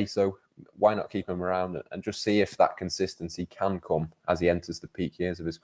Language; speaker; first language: English; native; English